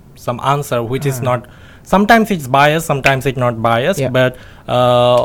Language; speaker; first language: English; non-native, local second language; Bangla